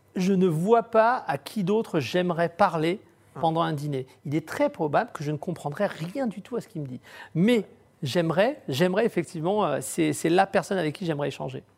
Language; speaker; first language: French; native; French